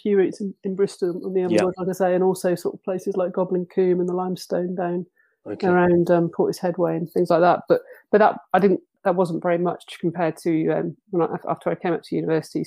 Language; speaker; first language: English; native; English